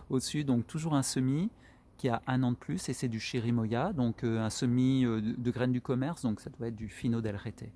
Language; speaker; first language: French; native; French